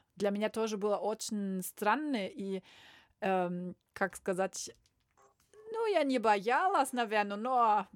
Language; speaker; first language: Russian; non-native, learner; German